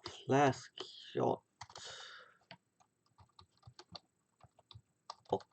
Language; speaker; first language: Swedish; non-native, learner; English